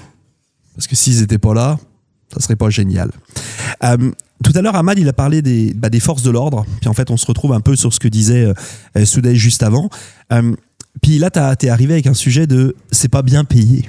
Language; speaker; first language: French; native; French